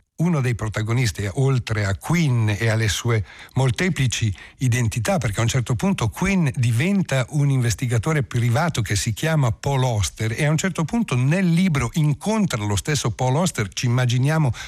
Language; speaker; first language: Italian; early bilingual, heritage; Italian